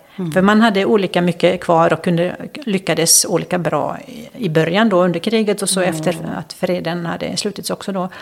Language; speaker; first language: Swedish; non-native, local second language; Finnish